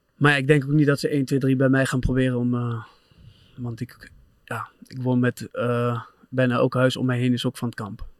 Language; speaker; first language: Dutch; native; Dutch